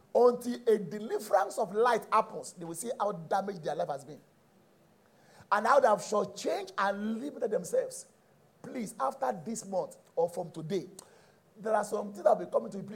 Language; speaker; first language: English; non-native, local second language; Yoruba